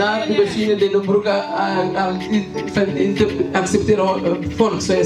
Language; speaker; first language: Swedish; non-native, learner; Swahili